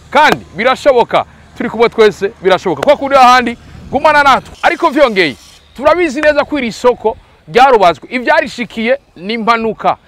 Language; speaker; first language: Rundi; native; Rundi